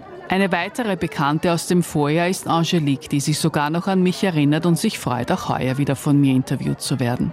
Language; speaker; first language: German; native; German